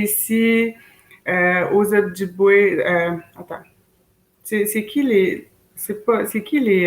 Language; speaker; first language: French; native; French